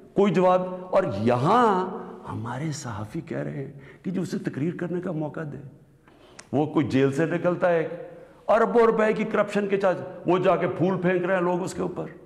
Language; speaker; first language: Urdu; native; Urdu